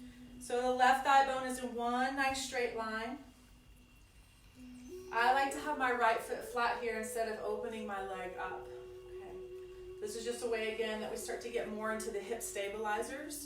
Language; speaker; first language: English; native; English